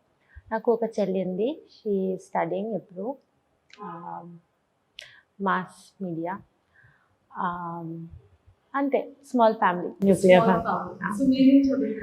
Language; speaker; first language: Telugu; non-native, learner; Bangla